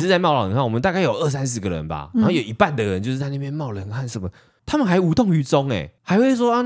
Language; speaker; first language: Chinese; native; Chinese